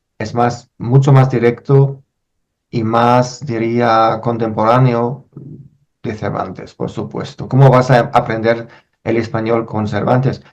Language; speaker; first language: Spanish; non-native, fluent; German